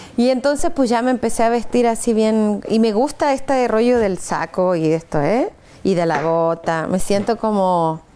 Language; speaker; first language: Spanish; native; Spanish